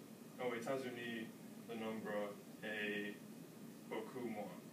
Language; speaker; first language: French; non-native, learner; English